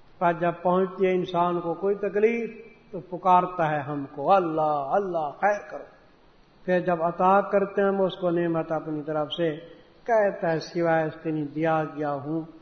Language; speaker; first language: Urdu; non-native, local second language; Saraiki